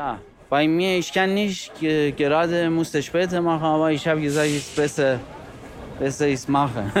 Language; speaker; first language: German; non-native, learner; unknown